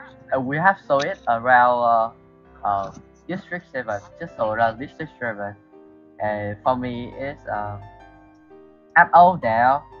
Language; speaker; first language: English; non-native, learner; Vietnamese